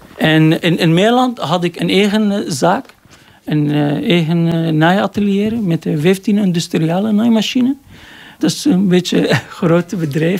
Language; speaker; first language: Dutch; non-native, learner; Arabic